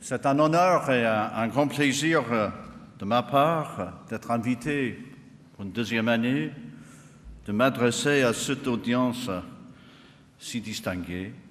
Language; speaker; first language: French; non-native, fluent; English